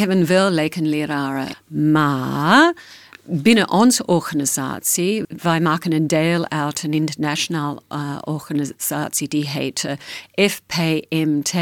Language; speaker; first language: Dutch; non-native, fluent; English